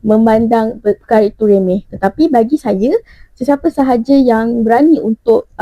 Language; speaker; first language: Malay; native; Malay